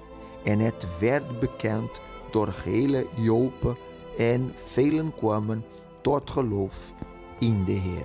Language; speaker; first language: Dutch; non-native, fluent; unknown